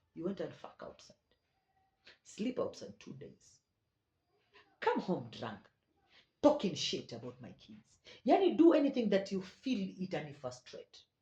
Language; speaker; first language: English; non-native, local second language; Swahili